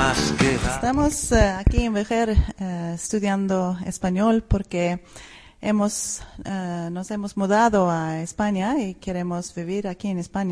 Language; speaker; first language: Spanish; non-native, fluent; Swedish